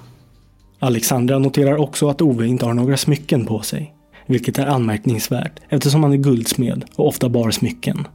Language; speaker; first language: Swedish; native; Swedish